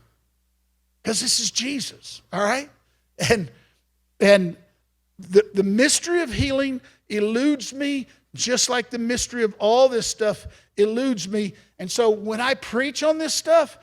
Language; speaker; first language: English; native; English